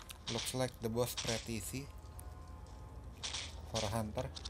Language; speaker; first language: English; non-native, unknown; Indonesian